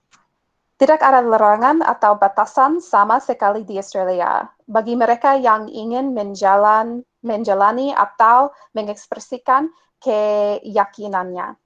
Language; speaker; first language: Indonesian; non-native, fluent; English